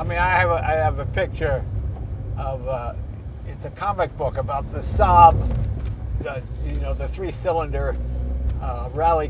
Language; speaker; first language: English; native; English